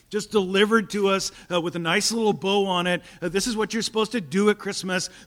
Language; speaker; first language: English; native; English